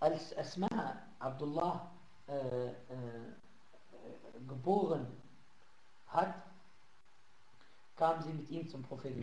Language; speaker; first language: German; non-native, fluent; Arabic